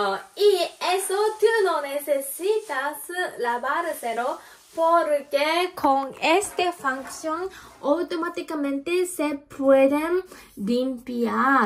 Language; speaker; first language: Spanish; non-native, learner; Japanese